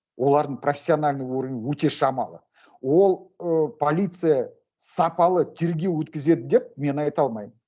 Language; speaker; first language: Kazakh; non-native, local second language; Russian